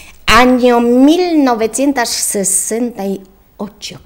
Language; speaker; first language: Spanish; non-native, learner; Polish